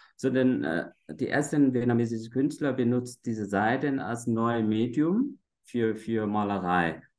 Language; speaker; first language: German; non-native, fluent; Vietnamese